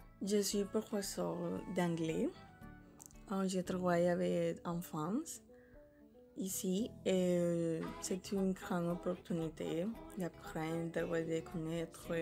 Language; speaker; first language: French; non-native, learner; Spanish